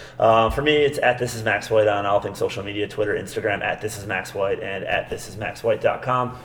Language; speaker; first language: English; native; English